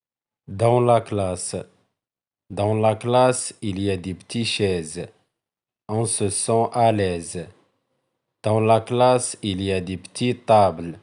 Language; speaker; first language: French; non-native, local second language; Arabic